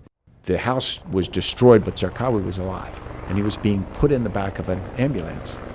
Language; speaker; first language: English; native; English